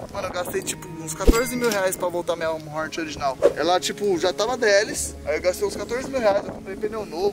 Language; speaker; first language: Portuguese; native; Portuguese